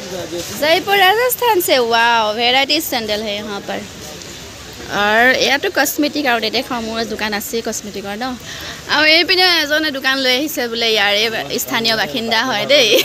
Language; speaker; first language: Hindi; non-native, local second language; Assamese